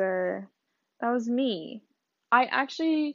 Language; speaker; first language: English; early bilingual, other home language; Vietnamese